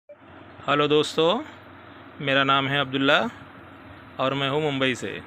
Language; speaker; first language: Hindi; native; Hindi